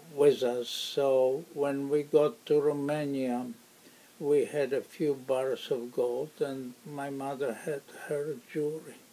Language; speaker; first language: English; non-native, fluent; Ukrainian